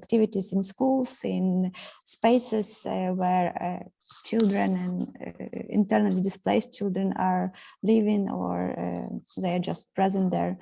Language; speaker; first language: English; non-native, fluent; Ukrainian